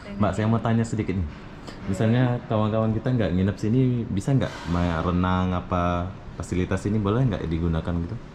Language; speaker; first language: Indonesian; native; Indonesian